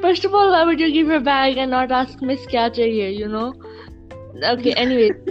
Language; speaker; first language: English; non-native, local second language; Urdu